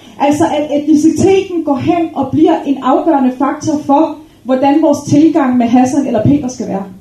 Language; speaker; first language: Danish; early bilingual, other home language; Arabic